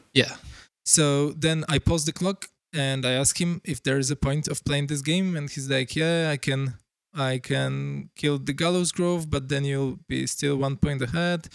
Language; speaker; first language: English; non-native, fluent; Polish